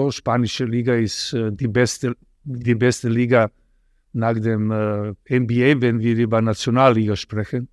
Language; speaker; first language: German; non-native, fluent; Serbian